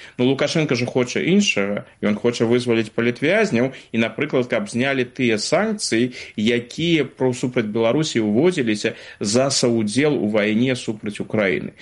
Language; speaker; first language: Belarusian; non-native, local second language; Russian